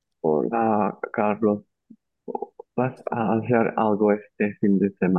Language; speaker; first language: Spanish; non-native, learner; Chinese